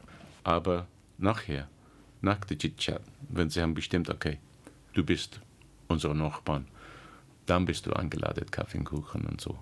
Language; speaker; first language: German; non-native, learner; English